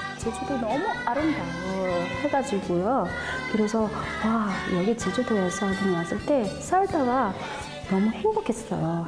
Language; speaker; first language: Korean; non-native, learner; Filipino